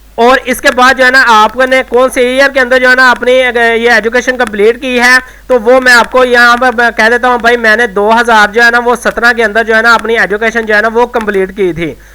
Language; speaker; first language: Urdu; non-native, local second language; Punjabi